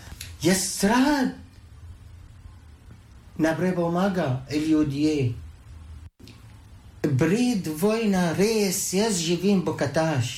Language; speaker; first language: Slovenian; non-native, learner; Arabic